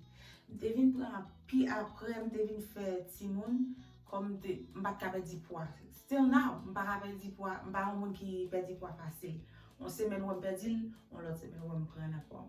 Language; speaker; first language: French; non-native, learner; Haitian Creole